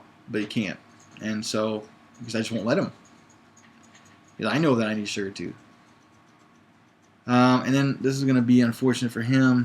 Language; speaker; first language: English; native; English